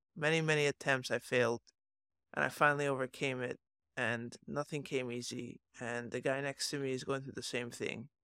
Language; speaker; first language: English; native; English